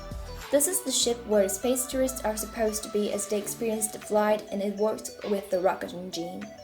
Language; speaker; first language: English; non-native, fluent; Spanish